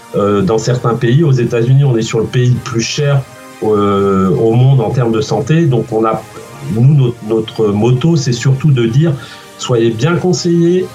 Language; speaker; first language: French; native; French